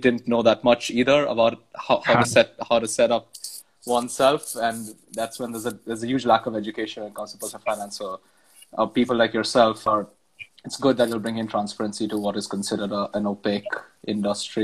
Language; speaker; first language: English; non-native, local second language; Hindi